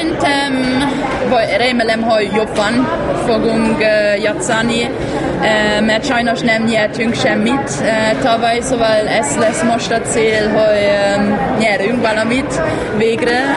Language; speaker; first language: Hungarian; non-native, learner; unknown